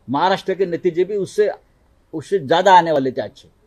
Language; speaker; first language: Hindi; non-native, local second language; Marathi